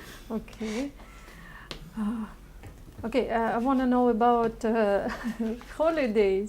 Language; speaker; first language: English; non-native, learner; Russian